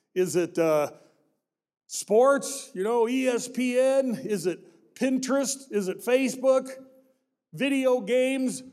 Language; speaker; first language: English; native; English